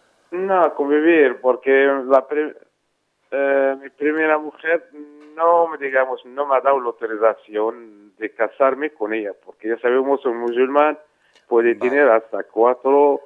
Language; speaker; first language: Spanish; non-native, fluent; Arabic